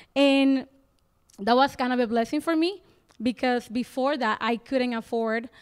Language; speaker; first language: English; non-native, fluent; Spanish